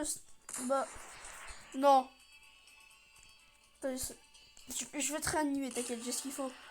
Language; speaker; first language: French; native; French